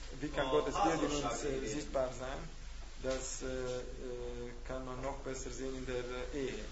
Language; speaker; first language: German; non-native, learner; Hungarian